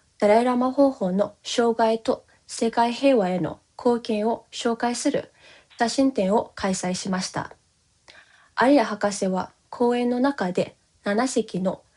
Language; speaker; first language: Japanese; non-native, fluent; Tibetan